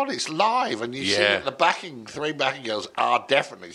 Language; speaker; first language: English; native; English